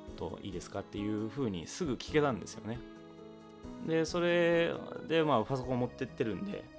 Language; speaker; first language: Japanese; early bilingual, heritage; English